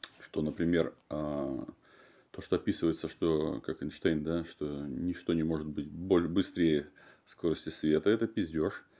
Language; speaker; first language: Russian; native; Russian